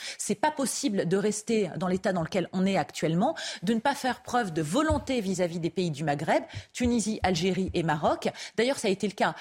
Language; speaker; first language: French; native; French